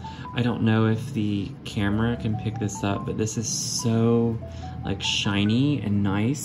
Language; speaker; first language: English; native; English